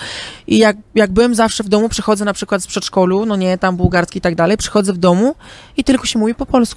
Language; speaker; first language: Polish; early bilingual, heritage; Polish